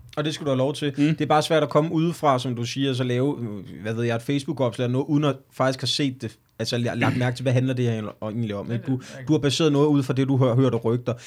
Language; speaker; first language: Danish; native; Danish